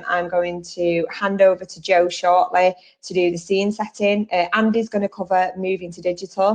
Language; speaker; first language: English; native; English